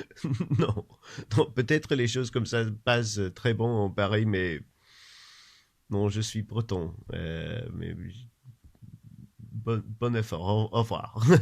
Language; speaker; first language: French; non-native, learner; English